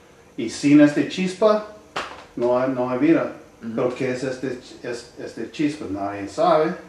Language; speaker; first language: Spanish; non-native, learner; English